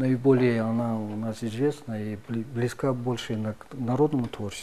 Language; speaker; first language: Russian; non-native, local second language; Tajik